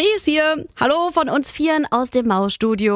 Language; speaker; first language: German; native; German